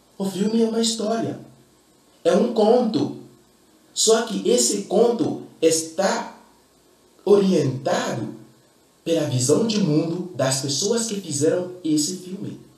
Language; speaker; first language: Portuguese; non-native, fluent; Fon